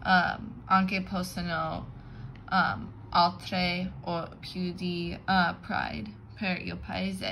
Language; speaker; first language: Italian; non-native, learner; English